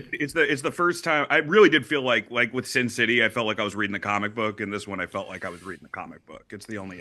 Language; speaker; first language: English; native; English